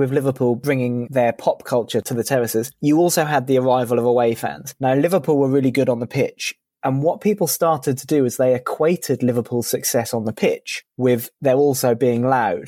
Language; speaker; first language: English; native; English